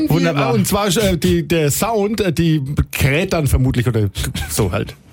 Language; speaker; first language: German; native; German